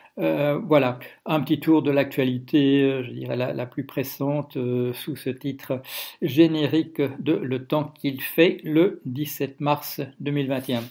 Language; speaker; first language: French; non-native, fluent; Dutch